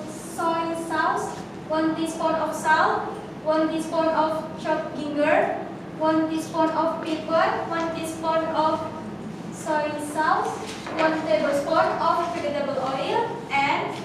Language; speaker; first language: English; non-native, local second language; Indonesian